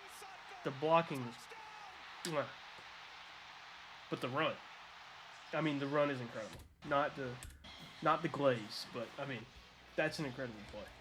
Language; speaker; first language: English; native; English